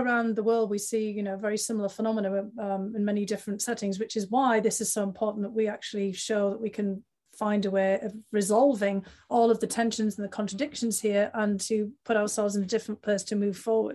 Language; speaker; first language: English; native; English